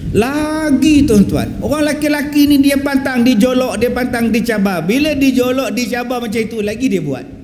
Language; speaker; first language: Malay; native; Malay